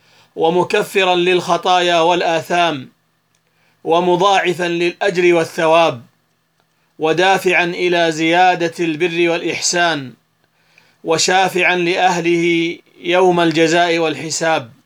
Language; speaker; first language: Arabic; native; Arabic